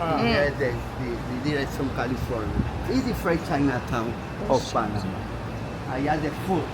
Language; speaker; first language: English; non-native, learner; Spanish